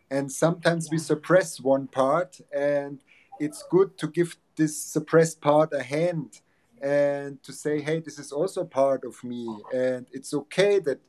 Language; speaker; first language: English; non-native, fluent; German